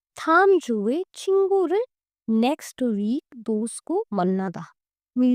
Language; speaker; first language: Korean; non-native, learner; Hindi